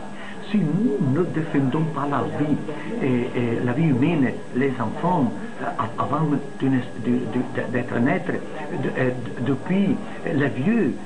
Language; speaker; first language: French; non-native, fluent; Italian